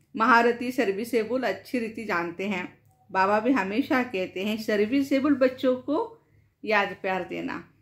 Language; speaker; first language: Hindi; non-native, local second language; Marathi